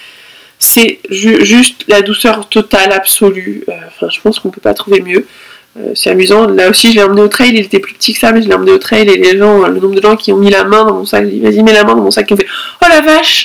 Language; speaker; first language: French; native; French